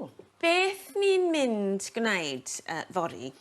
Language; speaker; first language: Welsh; non-native, learner; English